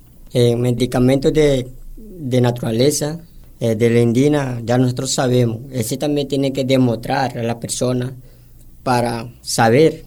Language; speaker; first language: Spanish; non-native, local second language; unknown